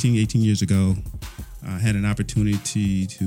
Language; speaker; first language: English; native; English